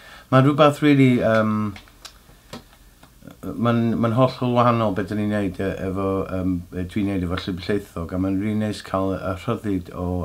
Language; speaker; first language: Welsh; native; Welsh